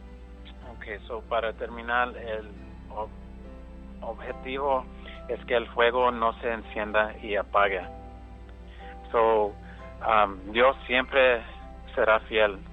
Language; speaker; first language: Spanish; early bilingual, heritage; English